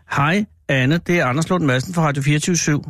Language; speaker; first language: Danish; native; Danish